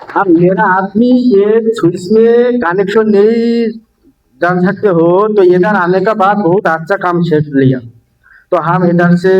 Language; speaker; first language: Hindi; non-native, local second language; Bangla